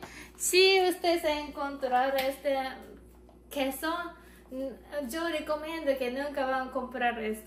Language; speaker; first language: Spanish; non-native, learner; Japanese